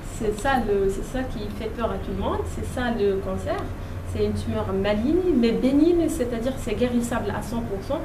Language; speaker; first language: French; non-native, local second language; Arabic